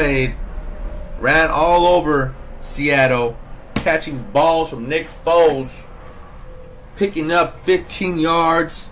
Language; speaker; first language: English; native; English